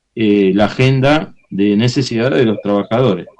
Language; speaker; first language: Spanish; native; Spanish